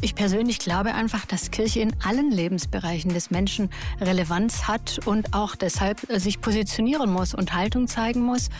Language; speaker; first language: German; native; German